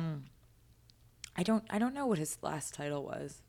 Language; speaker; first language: English; native; English